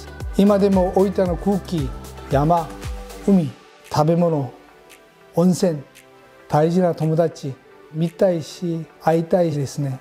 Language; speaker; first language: Japanese; non-native, fluent; Korean